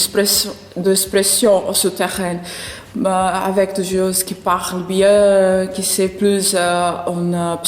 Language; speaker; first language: French; non-native, learner; Portuguese